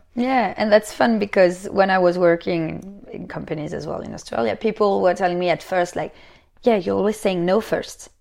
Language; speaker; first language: English; non-native, fluent; French